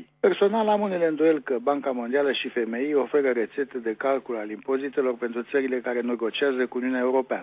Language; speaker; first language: Romanian; native; Romanian